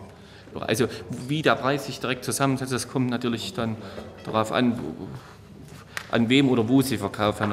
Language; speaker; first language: German; native; German